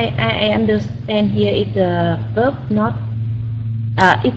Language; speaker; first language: English; non-native, learner; Vietnamese